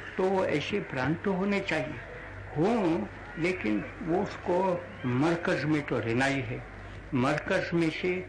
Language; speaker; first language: Hindi; non-native, local second language; Gujarati